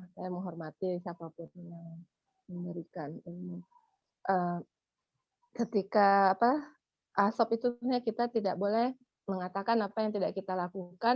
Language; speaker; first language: Indonesian; native; Indonesian